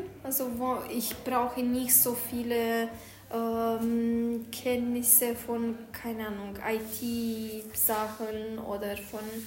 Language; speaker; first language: German; non-native, fluent; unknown